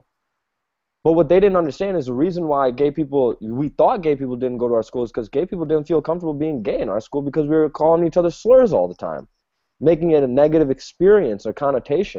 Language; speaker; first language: English; native; English